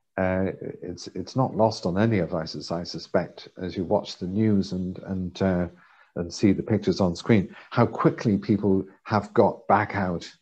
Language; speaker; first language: English; native; English